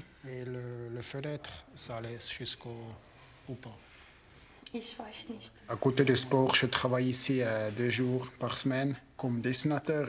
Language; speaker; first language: French; non-native, local second language; German